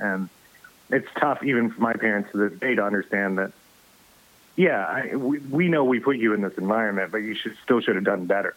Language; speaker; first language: English; native; English